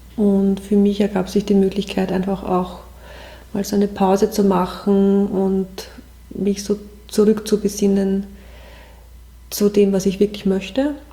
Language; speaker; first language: German; native; German